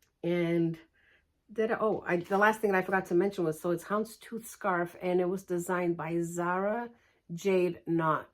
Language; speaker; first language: English; early bilingual, other home language; Portuguese